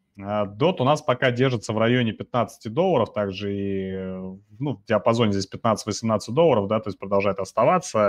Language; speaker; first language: Russian; native; Russian